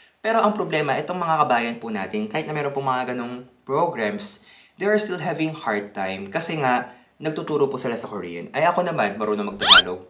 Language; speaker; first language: Filipino; early bilingual, other home language; Korean